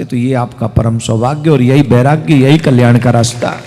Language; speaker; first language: Hindi; native; Hindi